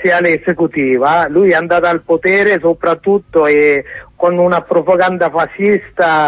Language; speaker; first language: Italian; non-native, learner; Sinhala